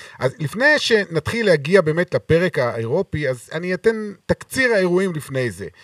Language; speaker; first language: Hebrew; native; Hebrew